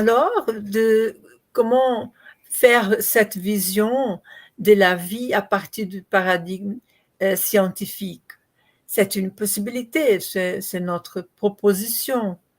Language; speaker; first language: French; non-native, learner; Portuguese